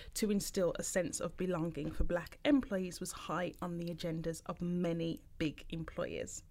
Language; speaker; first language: English; native; English